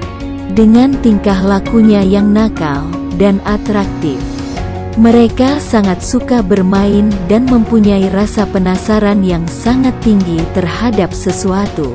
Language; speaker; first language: Indonesian; native; Indonesian